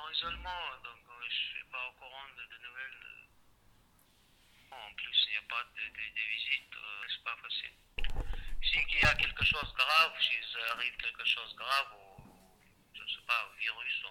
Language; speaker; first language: French; non-native, learner; Chechen